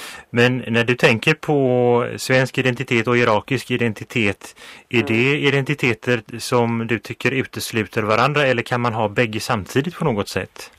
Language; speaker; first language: Swedish; native; Swedish